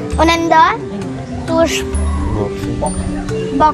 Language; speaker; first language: German; early bilingual, heritage; German